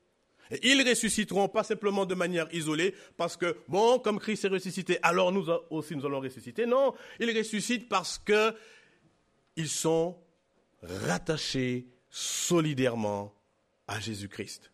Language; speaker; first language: French; native; French